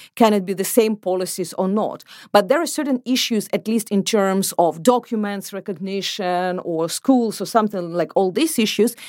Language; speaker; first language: English; non-native, fluent; Ukrainian